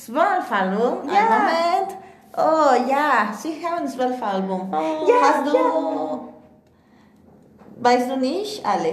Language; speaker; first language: German; non-native, learner; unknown